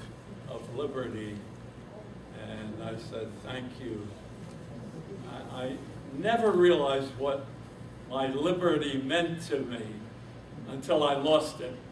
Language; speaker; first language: English; native; English